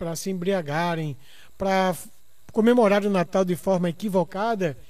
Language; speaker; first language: Portuguese; native; Portuguese